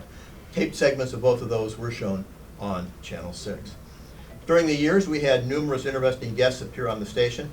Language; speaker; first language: English; native; English